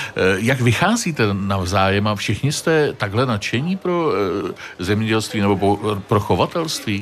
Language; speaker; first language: Czech; native; Czech